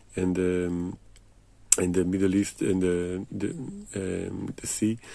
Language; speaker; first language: English; non-native, fluent; Hebrew